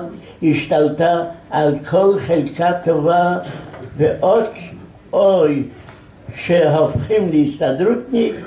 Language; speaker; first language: Hebrew; non-native, fluent; Yiddish